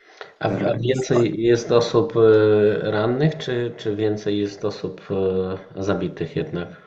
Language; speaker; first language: Polish; native; Polish